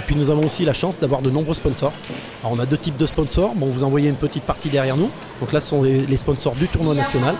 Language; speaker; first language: French; native; French